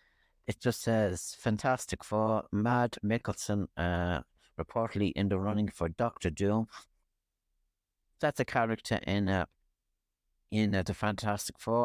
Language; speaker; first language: English; native; English